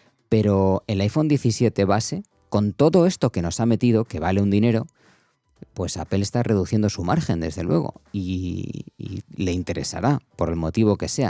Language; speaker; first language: Spanish; native; Spanish